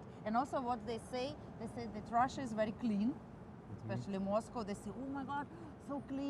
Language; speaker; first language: English; non-native, fluent; Russian